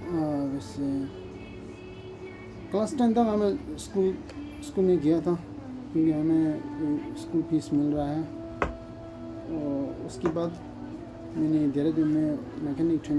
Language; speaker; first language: Hindi; non-native, learner; Tibetan